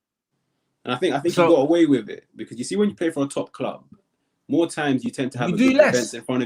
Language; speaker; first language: English; native; English